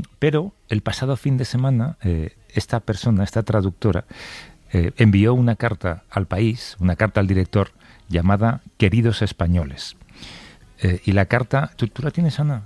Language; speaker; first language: Spanish; native; Spanish